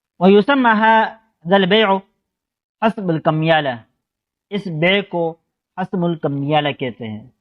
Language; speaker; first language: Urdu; non-native, local second language; Pashto